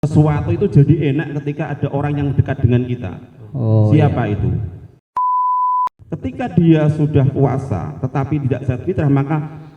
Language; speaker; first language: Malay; non-native, local second language; Javanese